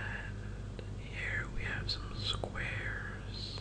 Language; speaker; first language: English; non-native, fluent; Danish